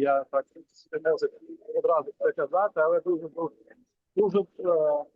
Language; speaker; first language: Ukrainian; non-native, local second language; Russian